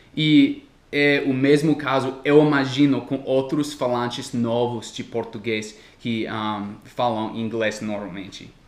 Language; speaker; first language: Portuguese; non-native, fluent; English